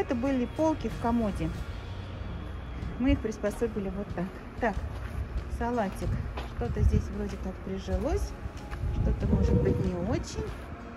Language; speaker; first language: Russian; native; Russian